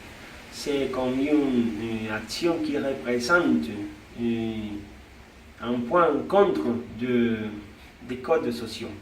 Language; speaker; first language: French; non-native, learner; Spanish